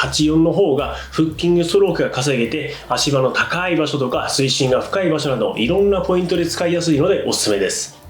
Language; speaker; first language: Japanese; native; Japanese